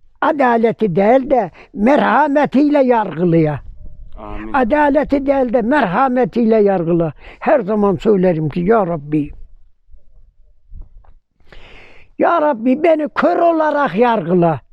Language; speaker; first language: Turkish; native; Turkish